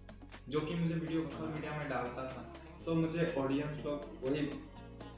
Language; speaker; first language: Hindi; non-native, local second language; Bangla